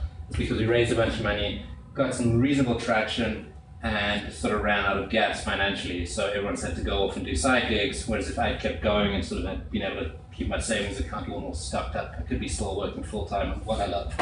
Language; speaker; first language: English; native; English